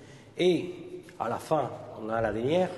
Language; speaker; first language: French; non-native, fluent; Spanish